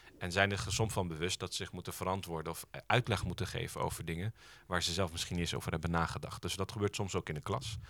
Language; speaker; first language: Dutch; early bilingual, other home language; Turkish